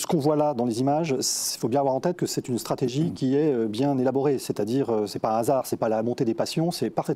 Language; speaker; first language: French; native; French